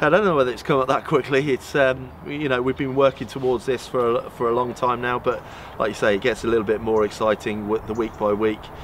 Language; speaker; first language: English; native; English